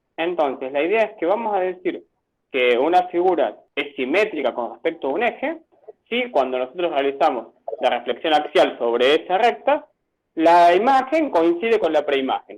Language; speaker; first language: Spanish; native; Spanish